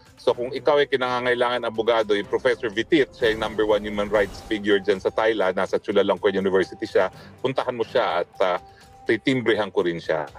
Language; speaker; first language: Filipino; native; Filipino